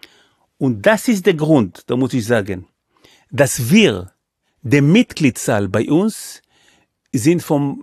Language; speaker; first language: German; non-native, fluent; Hebrew